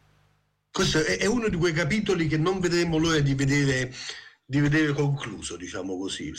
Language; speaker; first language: Italian; native; Italian